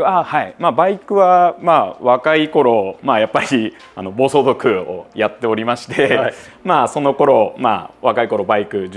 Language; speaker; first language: Japanese; native; Japanese